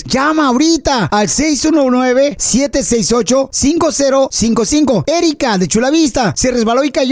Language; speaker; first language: Spanish; native; Spanish